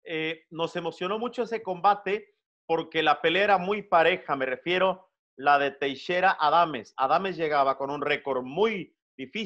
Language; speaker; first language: Portuguese; non-native, learner; Spanish